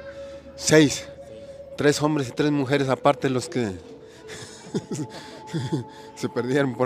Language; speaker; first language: Spanish; native; Spanish